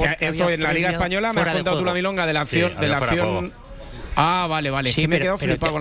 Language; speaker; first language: Spanish; native; Spanish